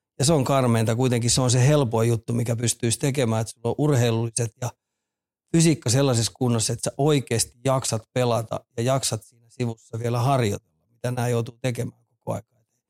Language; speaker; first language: Finnish; native; Finnish